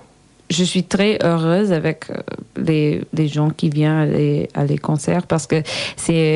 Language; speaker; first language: French; non-native, learner; English